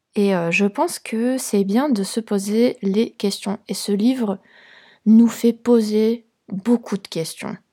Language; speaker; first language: French; non-native, fluent; Polish